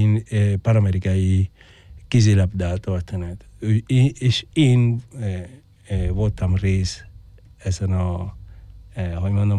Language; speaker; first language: Hungarian; non-native, fluent; Spanish